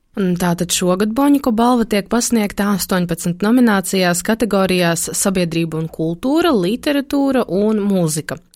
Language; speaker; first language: Latvian; native; Latvian